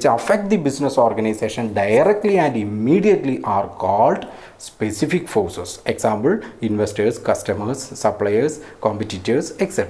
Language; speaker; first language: English; non-native, local second language; Malayalam